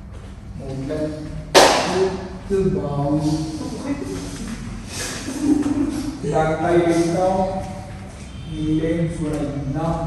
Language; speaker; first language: Vietnamese; non-native, learner; Hindi